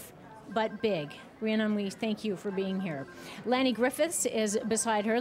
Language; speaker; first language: English; native; English